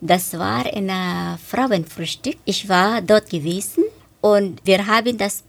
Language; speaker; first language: German; non-native, fluent; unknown